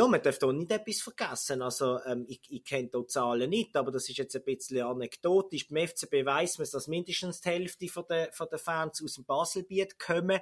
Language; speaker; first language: German; native; German